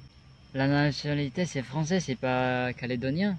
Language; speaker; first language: French; non-native, learner; Indonesian